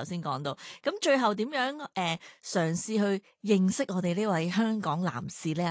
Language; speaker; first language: Cantonese; native; Cantonese